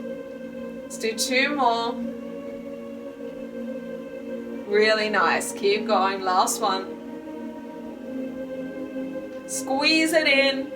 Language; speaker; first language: English; native; English